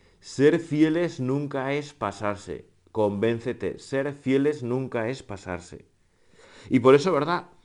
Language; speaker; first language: Spanish; native; Spanish